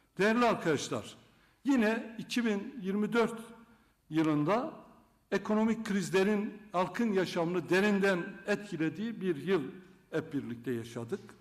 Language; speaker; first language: Turkish; non-native, local second language; Kurdish